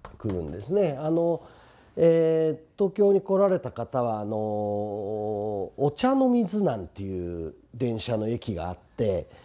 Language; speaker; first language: Japanese; native; Japanese